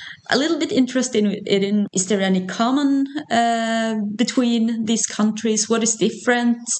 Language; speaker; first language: English; non-native, fluent; Norwegian